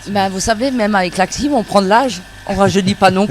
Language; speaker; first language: French; native; French